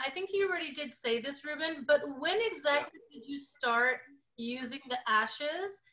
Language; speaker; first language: English; early bilingual, other home language; Portuguese